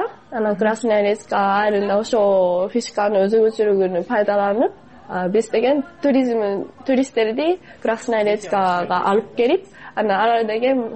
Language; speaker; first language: Kyrgyz; non-native, fluent; Japanese